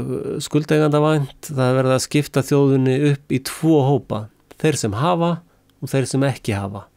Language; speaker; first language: Icelandic; native; Icelandic